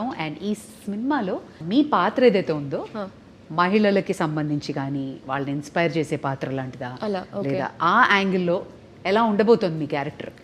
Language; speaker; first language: Telugu; native; Telugu